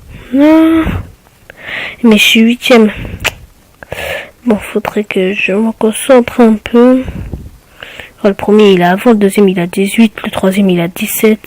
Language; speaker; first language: French; native; French